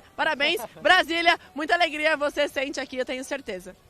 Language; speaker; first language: Portuguese; native; Portuguese